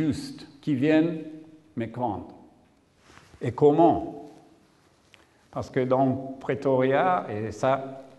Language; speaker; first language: French; non-native, learner; English